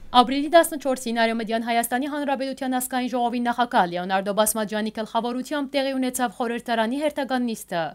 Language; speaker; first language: Armenian; early bilingual, heritage; Armenian